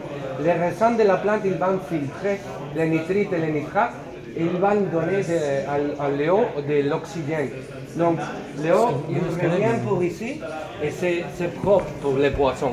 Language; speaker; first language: French; non-native, learner; Spanish